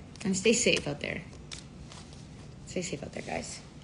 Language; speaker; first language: English; native; English